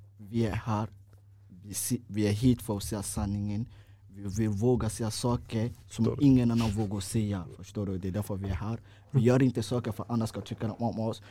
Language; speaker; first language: Swedish; non-native, fluent; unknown